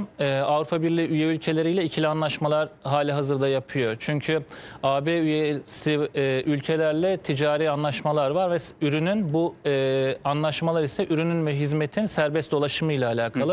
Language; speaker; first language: Turkish; native; Turkish